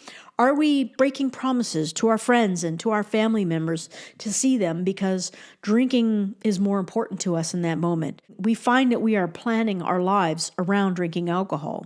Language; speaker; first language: English; native; English